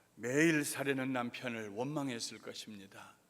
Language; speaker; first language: Korean; native; Korean